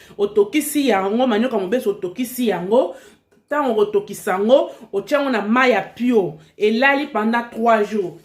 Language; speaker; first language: Lingala; non-native, local second language; Luba-Lulua